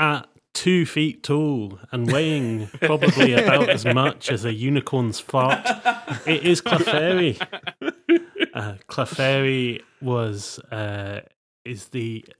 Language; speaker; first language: English; native; English